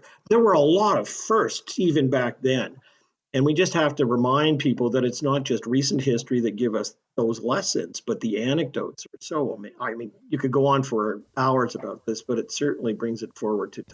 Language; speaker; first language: English; native; English